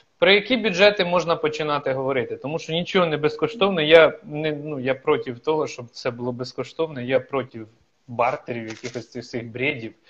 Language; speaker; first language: Ukrainian; native; Ukrainian